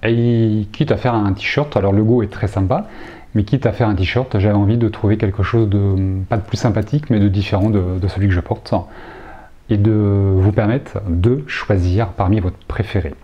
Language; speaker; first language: French; native; French